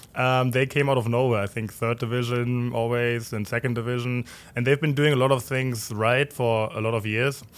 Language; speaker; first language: English; non-native, fluent; German